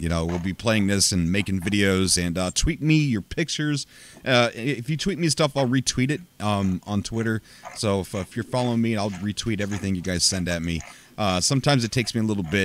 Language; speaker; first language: English; native; English